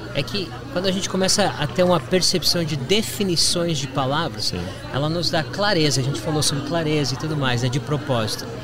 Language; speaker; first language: Portuguese; native; Portuguese